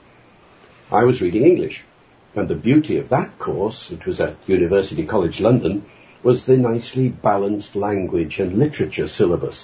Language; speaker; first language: English; native; English